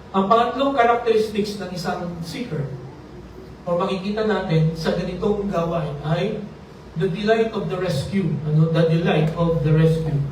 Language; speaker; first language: Filipino; non-native, local second language; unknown